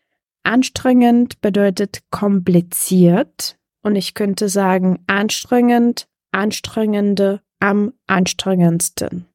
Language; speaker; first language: German; non-native, fluent; Czech